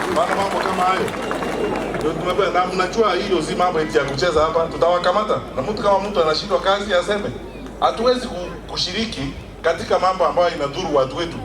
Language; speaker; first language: Swahili; non-native, local second language; Gusii